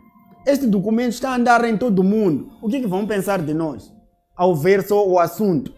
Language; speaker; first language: Portuguese; native; Portuguese